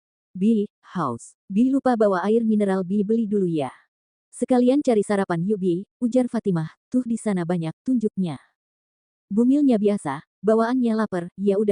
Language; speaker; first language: Indonesian; native; Indonesian